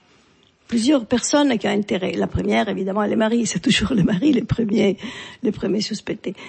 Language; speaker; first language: French; non-native, fluent; Italian